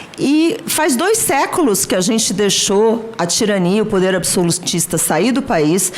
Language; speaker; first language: Portuguese; native; Portuguese